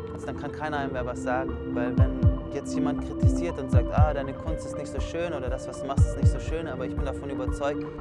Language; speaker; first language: German; native; German